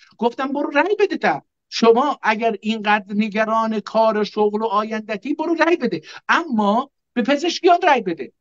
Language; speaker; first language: Persian; non-native, local second language; Azerbaijani